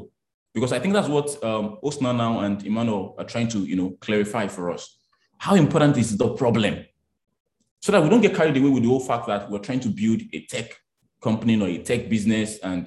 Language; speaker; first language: English; non-native, local second language; Yoruba